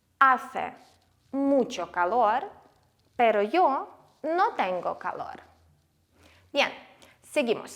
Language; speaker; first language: Spanish; non-native, fluent; Ukrainian